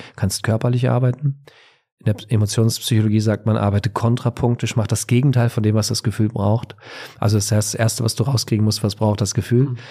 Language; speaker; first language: German; native; German